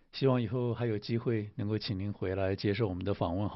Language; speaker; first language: Chinese; native; Chinese